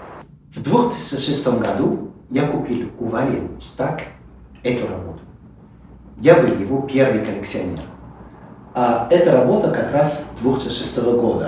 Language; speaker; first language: Russian; non-native, fluent; French